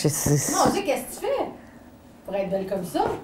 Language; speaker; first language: French; native; French